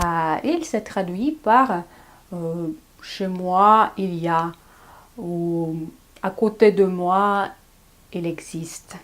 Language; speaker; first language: French; non-native, fluent; Russian